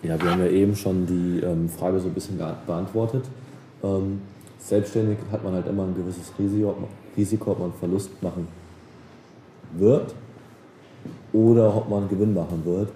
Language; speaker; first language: German; native; German